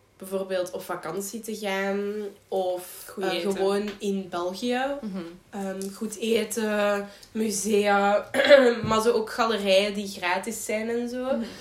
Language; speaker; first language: Dutch; native; Dutch